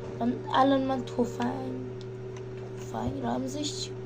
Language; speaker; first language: Persian; native; Persian